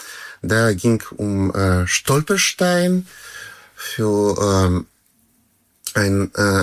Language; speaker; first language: German; non-native, learner; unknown